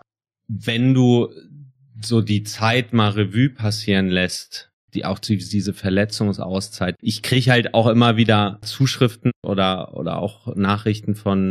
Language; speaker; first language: German; native; German